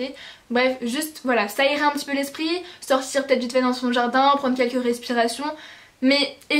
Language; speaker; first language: French; native; French